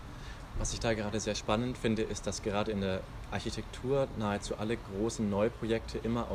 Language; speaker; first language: German; native; German